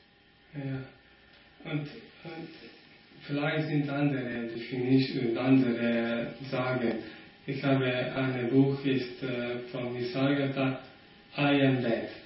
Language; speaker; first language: German; non-native, learner; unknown